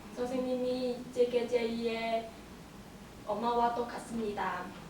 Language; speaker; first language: Korean; non-native, learner; Vietnamese